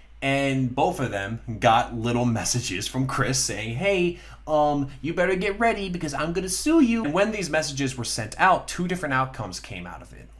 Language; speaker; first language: English; native; English